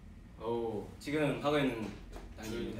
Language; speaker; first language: Korean; non-native, learner; Japanese